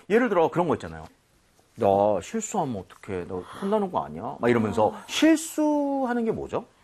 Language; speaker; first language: Korean; native; Korean